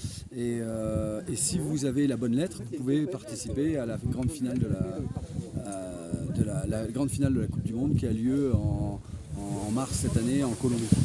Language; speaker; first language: French; native; French